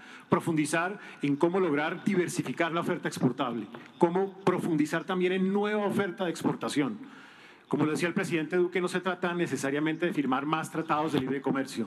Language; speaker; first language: Spanish; native; Spanish